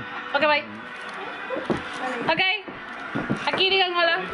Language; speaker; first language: Spanish; early bilingual, heritage; English